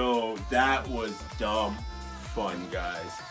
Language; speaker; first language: English; native; English